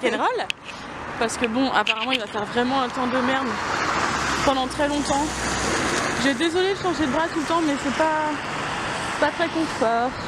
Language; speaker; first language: French; native; French